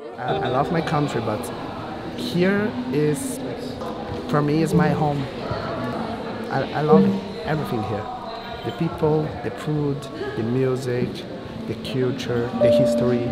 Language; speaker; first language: English; non-native, learner; Portuguese